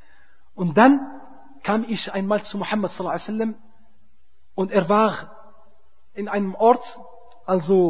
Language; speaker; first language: German; non-native, fluent; Arabic